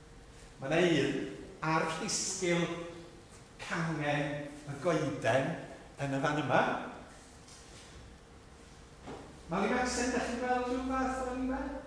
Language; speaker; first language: Welsh; native; Welsh